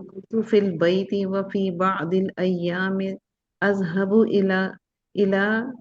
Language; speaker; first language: Arabic; non-native, learner; Urdu